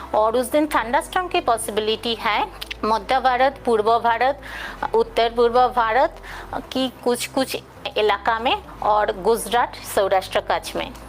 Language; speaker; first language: Hindi; non-native, local second language; Bangla